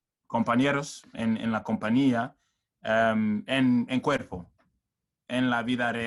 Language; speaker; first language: Spanish; non-native, learner; English